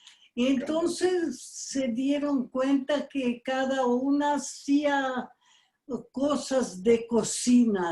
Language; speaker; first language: Spanish; non-native, fluent; Portuguese